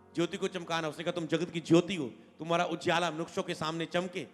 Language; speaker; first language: Hindi; non-native, local second language; Punjabi